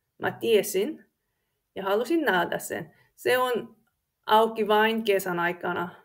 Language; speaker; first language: Finnish; non-native, learner; English